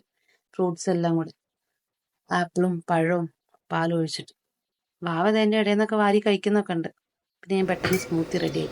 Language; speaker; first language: Malayalam; native; Malayalam